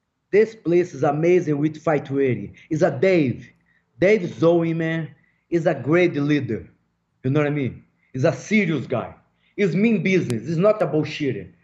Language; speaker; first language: English; non-native, fluent; Portuguese